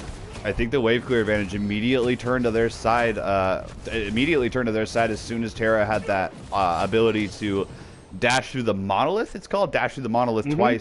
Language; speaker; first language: English; native; English